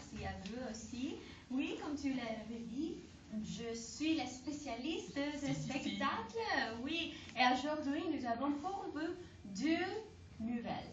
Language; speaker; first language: French; non-native, learner; Spanish